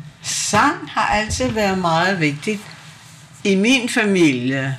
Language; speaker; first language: Danish; non-native, local second language; Kalaallisut